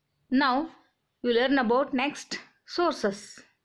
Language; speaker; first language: English; non-native, local second language; Kannada